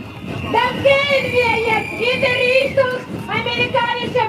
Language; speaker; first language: German; non-native, fluent; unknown